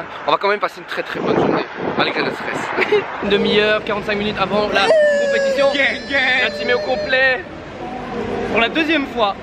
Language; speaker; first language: French; native; French